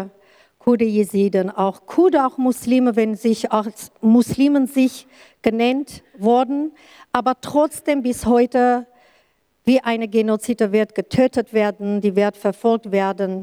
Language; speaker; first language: German; non-native, learner; Kurdish